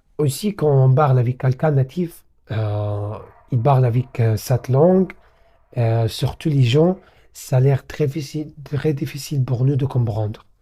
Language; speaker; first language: French; non-native, learner; Arabic